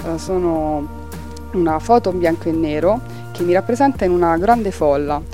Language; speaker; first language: Italian; native; Italian